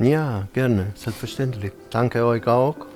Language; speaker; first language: German; non-native, fluent; Italian